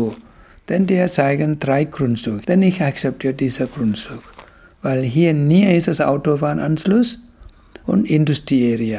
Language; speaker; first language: German; non-native, learner; Tamil